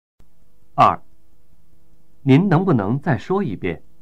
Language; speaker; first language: Chinese; native; Chinese